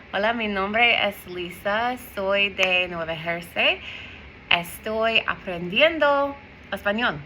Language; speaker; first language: Spanish; non-native, learner; English